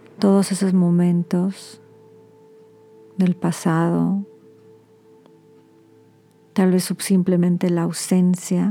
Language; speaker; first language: Spanish; native; Spanish